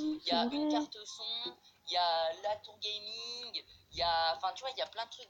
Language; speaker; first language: French; native; French